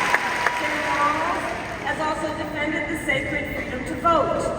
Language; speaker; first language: English; native; English